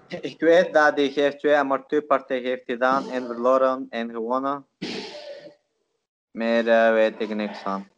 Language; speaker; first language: Dutch; non-native, learner; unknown